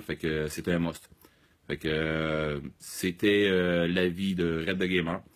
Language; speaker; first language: French; native; French